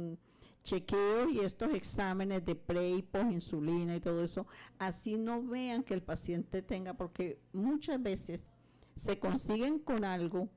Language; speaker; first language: Spanish; native; Spanish